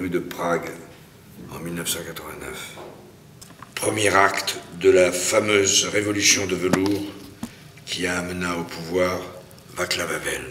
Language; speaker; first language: French; native; French